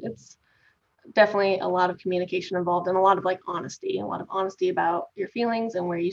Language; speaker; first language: English; native; English